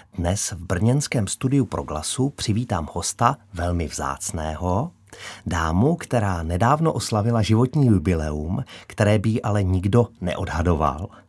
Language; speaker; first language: Czech; native; Czech